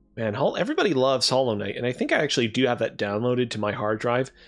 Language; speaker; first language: English; native; English